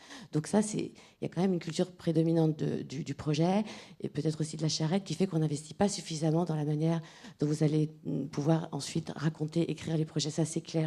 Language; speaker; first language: French; native; French